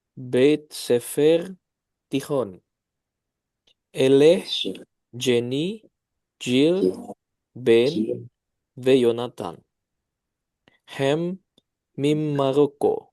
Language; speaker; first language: Hebrew; non-native, learner; Indonesian